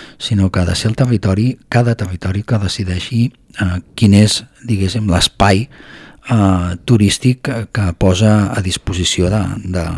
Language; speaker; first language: Catalan; native; Catalan